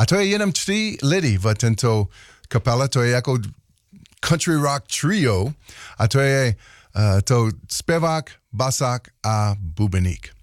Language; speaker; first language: Czech; non-native, learner; English